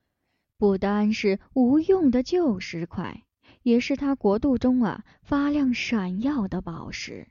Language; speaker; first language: Chinese; native; Chinese